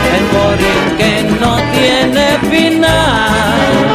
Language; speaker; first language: Spanish; early bilingual, heritage; Spanish